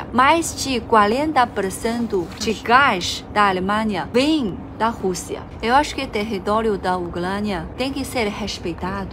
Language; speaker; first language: Portuguese; non-native, fluent; Chinese